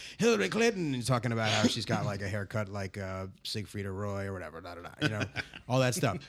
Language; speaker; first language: English; native; English